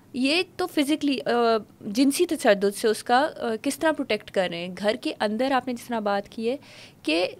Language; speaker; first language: Urdu; native; Urdu